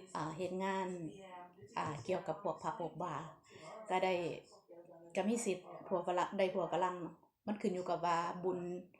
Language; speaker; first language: Thai; non-native, local second language; Northeastern Thai